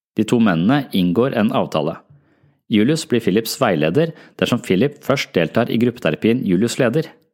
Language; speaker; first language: Norwegian; native; Norwegian